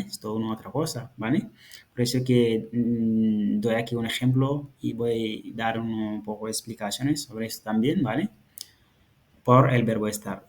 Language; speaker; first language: Spanish; non-native, fluent; Fula